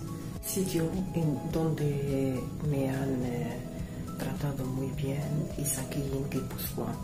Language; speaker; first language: Spanish; non-native, learner; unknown